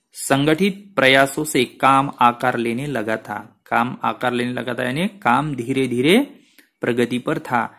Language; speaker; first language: Hindi; non-native, local second language; Marathi